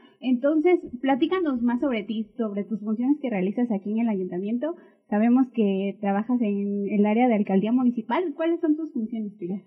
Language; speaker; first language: Spanish; native; Spanish